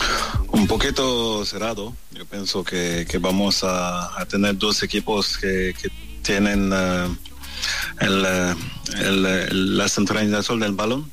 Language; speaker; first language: Spanish; non-native, fluent; French